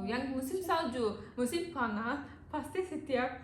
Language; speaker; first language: Indonesian; non-native, learner; Turkish